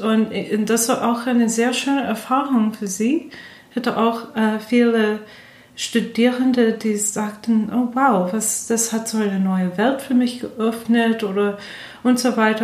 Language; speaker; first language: German; non-native, fluent; English